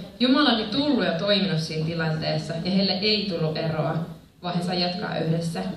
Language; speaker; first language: Finnish; early bilingual, other home language; Spanish